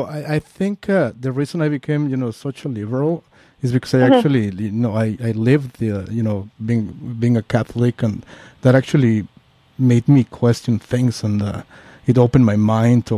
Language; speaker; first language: English; non-native, fluent; Spanish